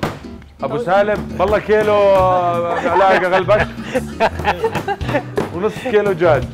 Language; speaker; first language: Arabic; native; Arabic